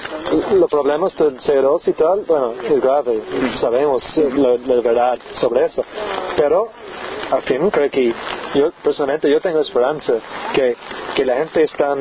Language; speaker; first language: Spanish; non-native, learner; English